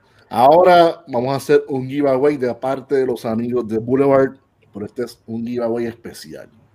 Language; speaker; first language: Spanish; native; Spanish